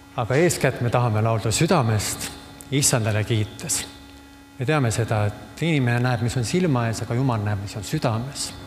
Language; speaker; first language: Estonian; native; Estonian